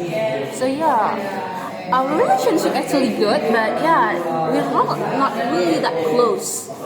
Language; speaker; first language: English; non-native, learner; Indonesian